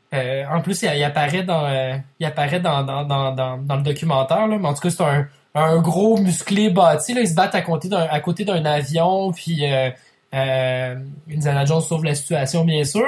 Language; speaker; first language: French; native; French